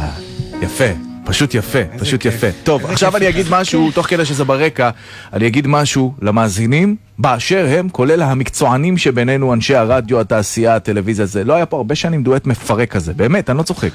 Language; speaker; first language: Hebrew; native; Hebrew